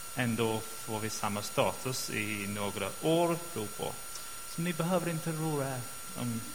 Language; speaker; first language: Swedish; non-native, fluent; English